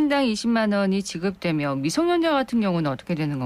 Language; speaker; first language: Korean; native; Korean